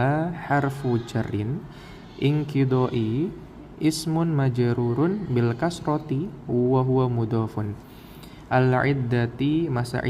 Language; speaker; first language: Arabic; non-native, learner; Indonesian